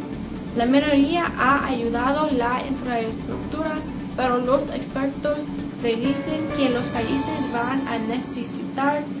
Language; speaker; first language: Spanish; non-native, learner; English